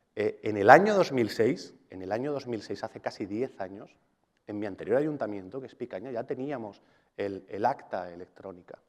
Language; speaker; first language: Spanish; non-native, local second language; Catalan